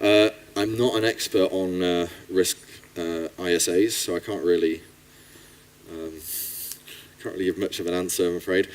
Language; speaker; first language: English; native; English